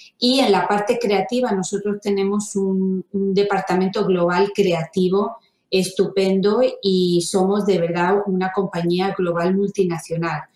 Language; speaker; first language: Spanish; native; Spanish